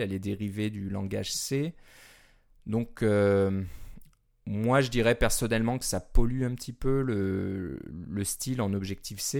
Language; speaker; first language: French; native; French